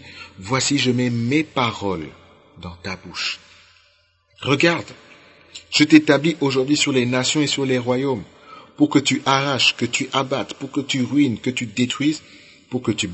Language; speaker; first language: French; non-native, local second language; Lingala